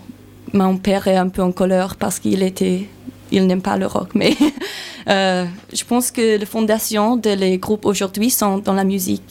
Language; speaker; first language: French; non-native, learner; English